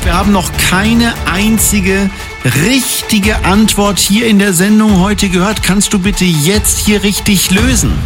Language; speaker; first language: German; native; German